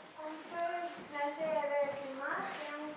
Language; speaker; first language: French; non-native, learner; Ukrainian